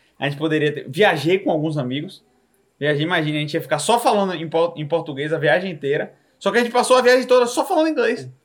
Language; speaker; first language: Portuguese; native; Portuguese